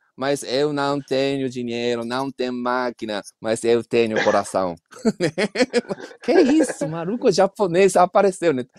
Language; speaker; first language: Portuguese; non-native, learner; Japanese